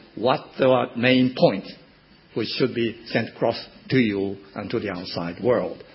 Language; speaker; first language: English; non-native, fluent; Japanese